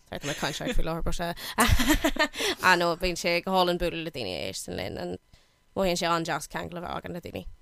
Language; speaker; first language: Irish; non-native, local second language; English